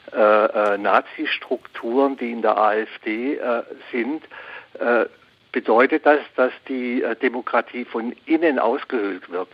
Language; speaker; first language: German; non-native, fluent; Spanish